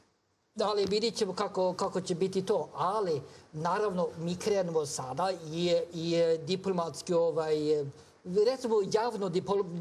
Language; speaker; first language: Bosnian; non-native, fluent; Norwegian